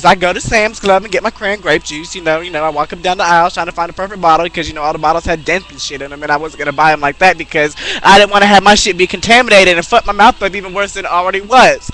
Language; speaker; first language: English; native; English